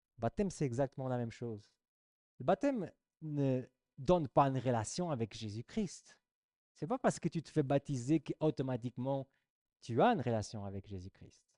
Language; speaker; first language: French; non-native, fluent; Portuguese